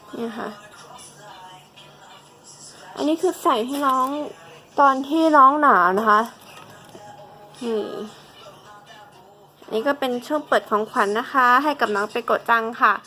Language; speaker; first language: Thai; native; Thai